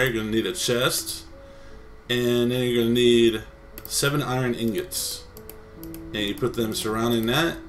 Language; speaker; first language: English; native; English